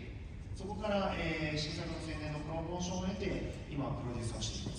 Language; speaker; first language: Japanese; native; Japanese